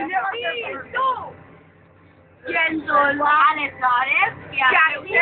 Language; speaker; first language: Catalan; non-native, local second language; Spanish